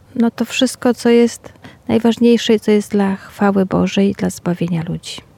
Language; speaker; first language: Polish; native; Polish